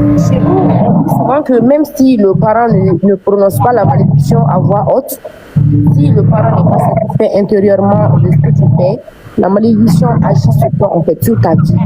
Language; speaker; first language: French; non-native, local second language; Bambara